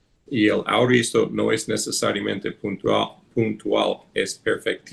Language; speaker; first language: Spanish; non-native, fluent; English